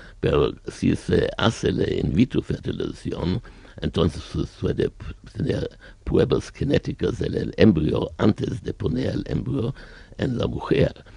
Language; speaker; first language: Spanish; non-native, learner; German